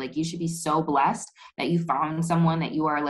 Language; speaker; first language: English; native; English